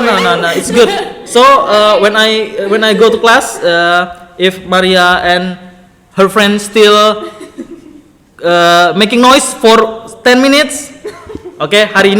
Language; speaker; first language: English; non-native, learner; Indonesian